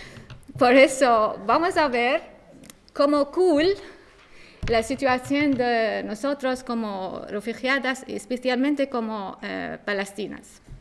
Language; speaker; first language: Spanish; non-native, learner; Arabic